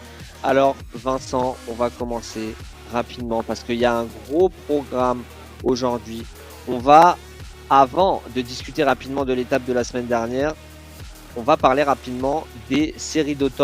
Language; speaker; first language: French; native; French